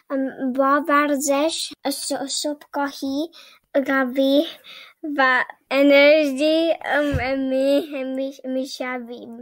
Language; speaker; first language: Persian; early bilingual, heritage; Persian